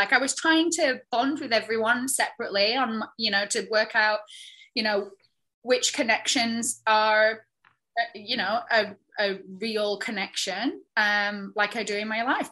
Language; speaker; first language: English; native; English